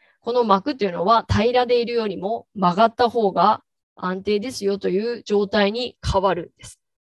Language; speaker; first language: Japanese; native; Japanese